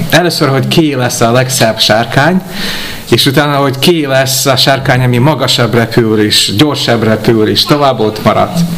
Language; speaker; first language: Hungarian; non-native, fluent; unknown